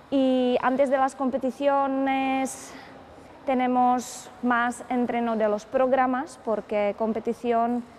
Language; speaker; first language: Spanish; non-native, fluent; Czech